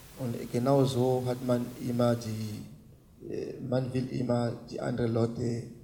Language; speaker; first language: German; non-native, learner; French